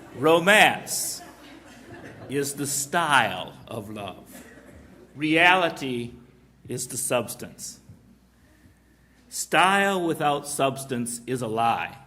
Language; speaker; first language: English; native; English